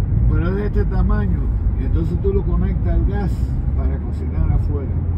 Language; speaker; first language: Spanish; native; Spanish